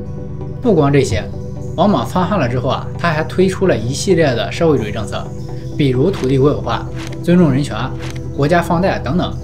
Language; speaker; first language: Chinese; native; Chinese